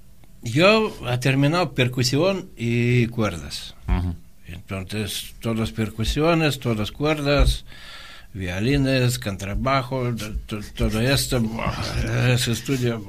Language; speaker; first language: Spanish; non-native, learner; Russian